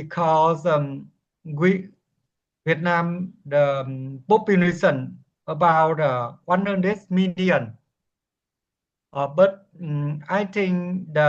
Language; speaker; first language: English; non-native, learner; Vietnamese